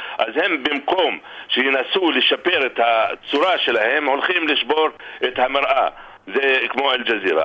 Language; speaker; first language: Hebrew; non-native, local second language; Arabic